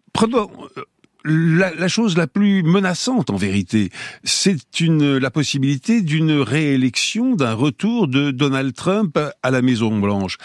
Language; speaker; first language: French; native; French